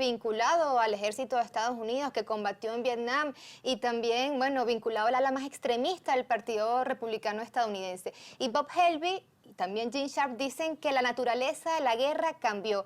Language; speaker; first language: Spanish; native; Spanish